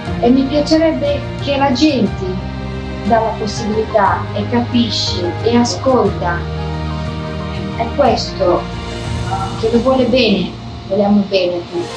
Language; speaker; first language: Italian; non-native, learner; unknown